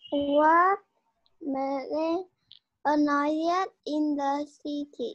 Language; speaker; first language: English; non-native, learner; Vietnamese